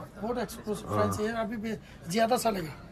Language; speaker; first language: Hindi; non-native, learner; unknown